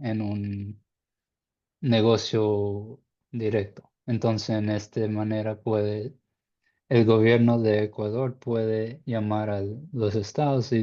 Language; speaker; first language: Spanish; non-native, learner; English